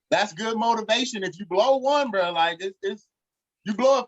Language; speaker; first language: English; native; English